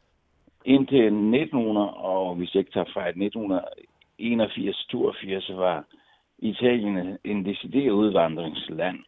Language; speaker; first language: Danish; non-native, fluent; Italian